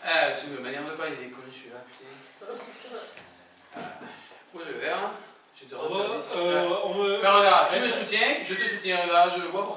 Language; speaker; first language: French; native; French